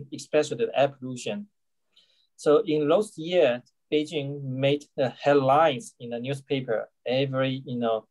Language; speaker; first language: English; non-native, learner; Chinese